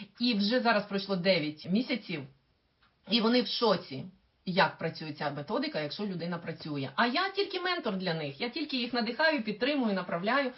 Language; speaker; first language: Ukrainian; non-native, local second language; Russian